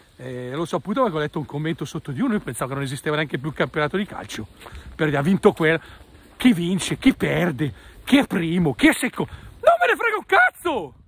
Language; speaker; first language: Italian; native; Italian